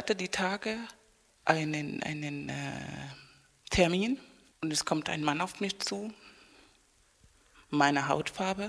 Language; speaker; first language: German; non-native, fluent; Spanish